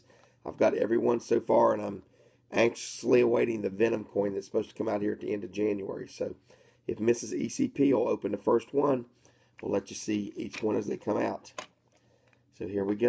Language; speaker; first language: English; native; English